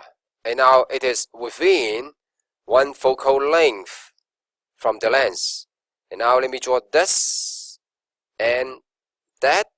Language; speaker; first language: English; non-native, local second language; Cantonese